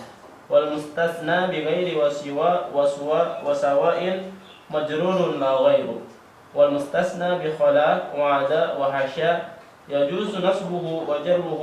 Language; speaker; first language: Arabic; non-native, learner; Indonesian